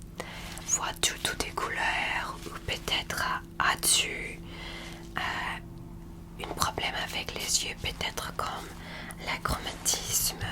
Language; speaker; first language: French; non-native, learner; English